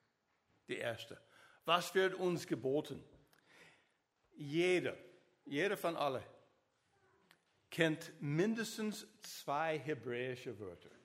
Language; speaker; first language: German; non-native, learner; English